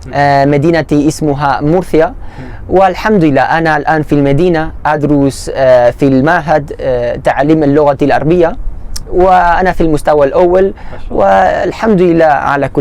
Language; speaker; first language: Arabic; non-native, learner; Spanish